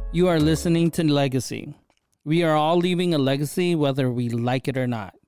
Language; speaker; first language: English; early bilingual, other home language; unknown